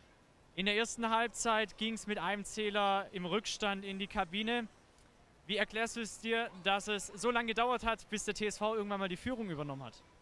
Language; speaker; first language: German; native; German